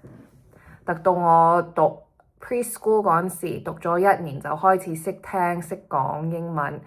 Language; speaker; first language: Cantonese; early bilingual, heritage; Cantonese